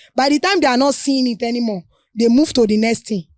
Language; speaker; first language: English; non-native, local second language; Yoruba